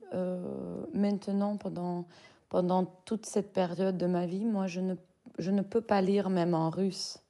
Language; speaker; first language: French; non-native, fluent; Russian